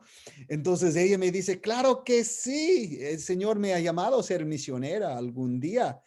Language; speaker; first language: Spanish; non-native, fluent; English